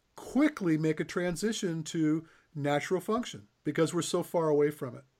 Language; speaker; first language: English; native; English